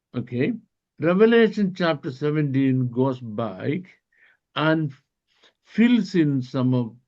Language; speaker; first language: English; non-native, local second language; Malayalam